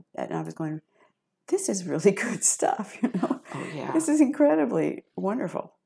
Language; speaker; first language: English; native; English